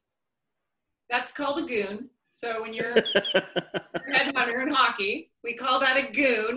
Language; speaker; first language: English; native; English